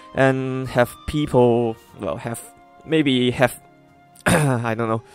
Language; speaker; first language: English; non-native, local second language; Cantonese